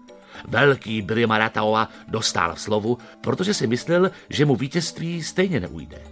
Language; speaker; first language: Czech; native; Czech